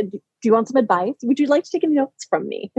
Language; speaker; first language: English; native; English